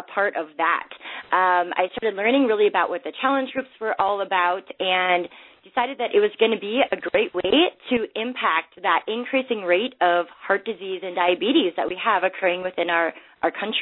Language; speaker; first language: English; native; English